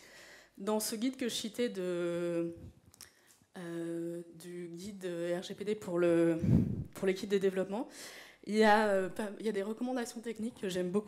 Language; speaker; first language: French; native; French